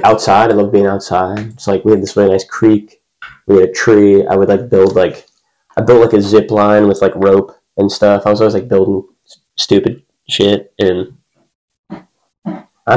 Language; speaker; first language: English; native; English